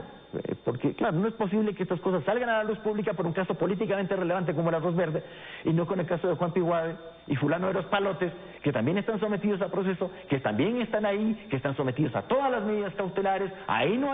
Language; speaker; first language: Spanish; native; Spanish